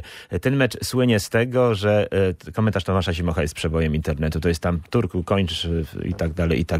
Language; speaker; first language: Polish; native; Polish